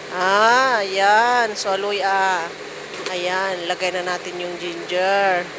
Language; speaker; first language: Filipino; non-native, local second language; Cebuano